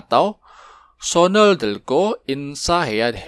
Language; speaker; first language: Korean; non-native, fluent; Indonesian